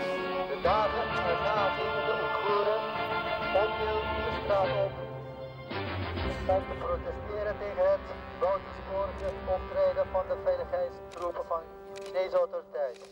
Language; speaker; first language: Dutch; non-native, fluent; Uyghur